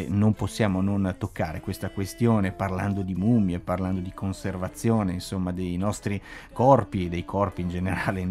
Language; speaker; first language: Italian; native; Italian